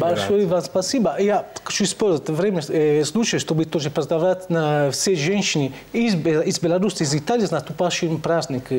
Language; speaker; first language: Russian; non-native, fluent; Italian